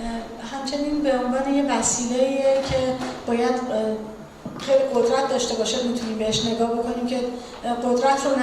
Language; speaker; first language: Persian; native; Persian